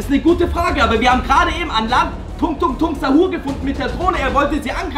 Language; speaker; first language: German; native; German